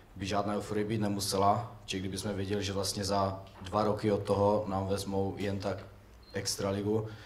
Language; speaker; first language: Czech; native; Czech